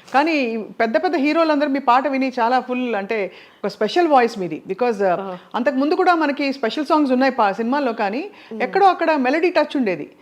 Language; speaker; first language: Telugu; native; Telugu